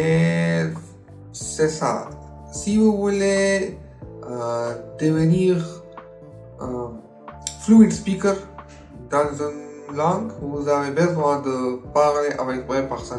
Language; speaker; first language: French; non-native, learner; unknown